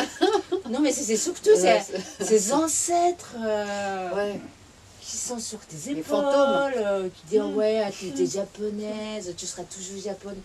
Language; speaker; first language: French; non-native, fluent; Japanese